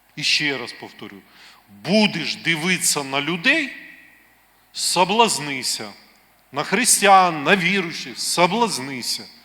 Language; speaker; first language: Ukrainian; native; Ukrainian